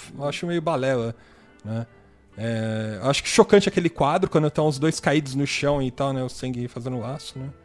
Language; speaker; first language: Portuguese; native; Portuguese